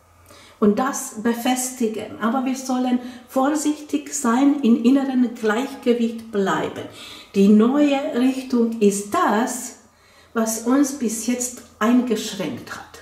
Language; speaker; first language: German; non-native, fluent; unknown